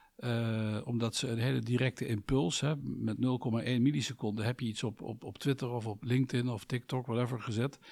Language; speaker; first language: Dutch; native; Dutch